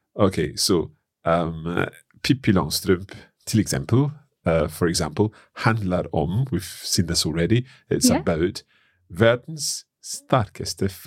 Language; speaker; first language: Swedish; non-native, learner; English